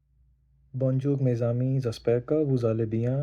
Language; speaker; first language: French; non-native, learner; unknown